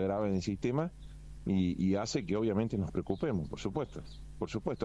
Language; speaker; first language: Spanish; native; Spanish